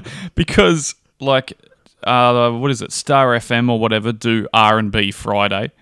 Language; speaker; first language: English; native; English